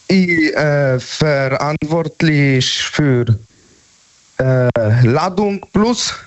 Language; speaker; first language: German; non-native, learner; Polish